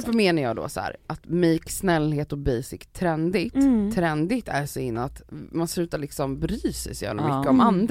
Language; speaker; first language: Swedish; native; Swedish